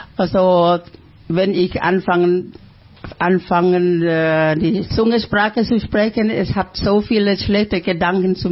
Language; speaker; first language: German; non-native, fluent; Thai